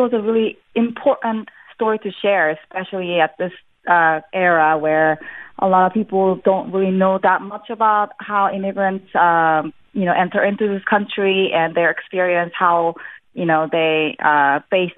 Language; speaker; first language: English; non-native, fluent; Korean